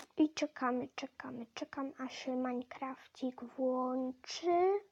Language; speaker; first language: Polish; native; Polish